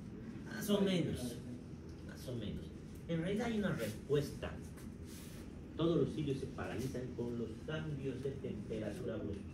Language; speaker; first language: Spanish; native; Spanish